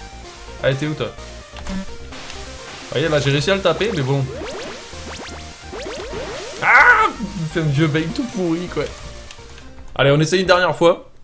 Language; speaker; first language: French; native; French